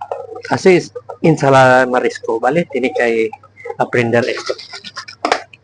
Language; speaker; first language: Spanish; non-native, learner; Filipino